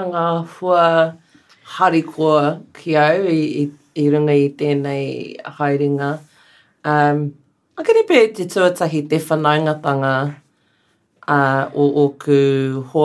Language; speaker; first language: Māori; non-native, learner; English